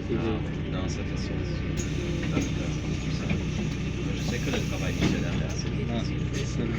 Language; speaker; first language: French; early bilingual, heritage; English